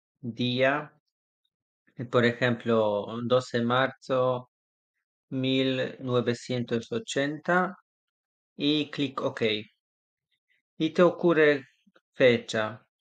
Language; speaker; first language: Spanish; non-native, learner; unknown